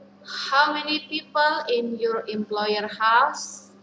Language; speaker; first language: English; non-native, learner; Indonesian